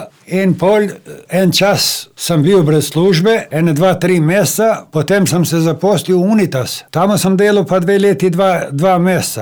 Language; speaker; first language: Slovenian; non-native, fluent; Albanian